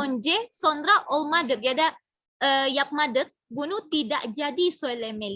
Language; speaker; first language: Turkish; non-native, fluent; Indonesian